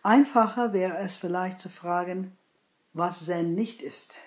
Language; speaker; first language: German; non-native, fluent; English